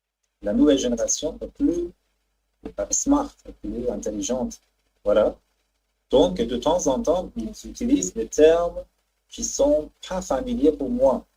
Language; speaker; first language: French; non-native, fluent; Persian